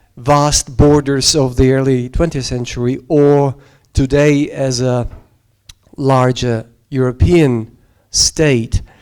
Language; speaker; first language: English; non-native, fluent; Georgian